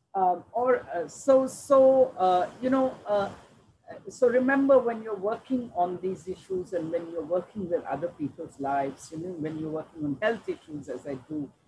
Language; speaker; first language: English; non-native, local second language; Punjabi